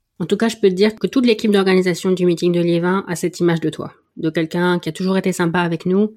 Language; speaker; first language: French; native; French